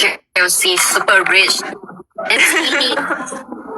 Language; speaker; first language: English; non-native, learner; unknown